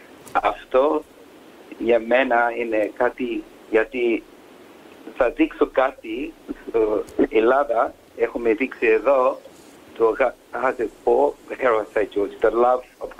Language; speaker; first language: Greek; early bilingual, heritage; English